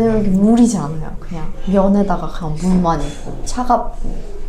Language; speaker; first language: Korean; non-native, fluent; Persian